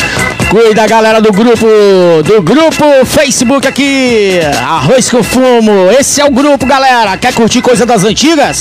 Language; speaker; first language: Portuguese; native; Portuguese